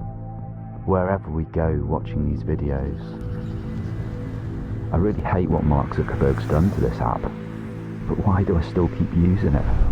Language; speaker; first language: English; native; English